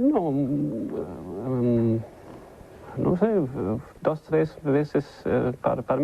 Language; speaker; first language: Spanish; non-native, learner; German